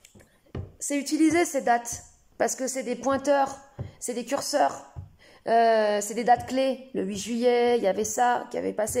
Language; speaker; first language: French; native; French